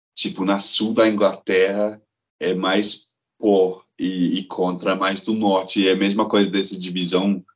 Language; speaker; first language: Portuguese; non-native, fluent; English